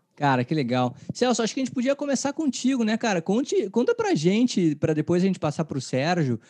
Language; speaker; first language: Portuguese; native; Portuguese